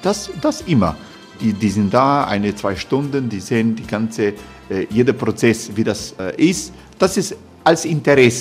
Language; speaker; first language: German; non-native, fluent; Croatian